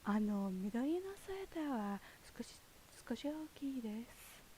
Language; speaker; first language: Japanese; non-native, learner; English